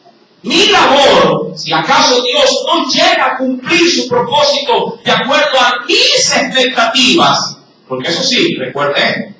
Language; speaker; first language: Spanish; native; Spanish